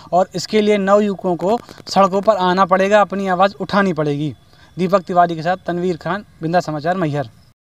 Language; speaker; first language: Hindi; native; Hindi